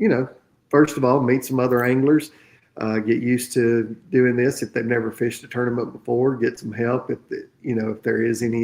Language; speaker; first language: English; native; English